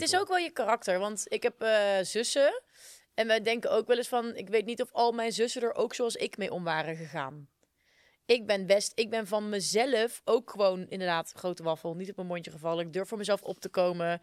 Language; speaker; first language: Dutch; native; Dutch